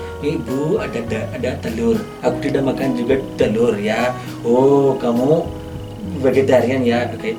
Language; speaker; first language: Indonesian; non-native, learner; Hindi